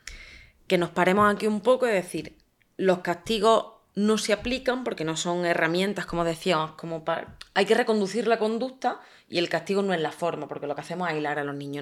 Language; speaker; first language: Spanish; native; Spanish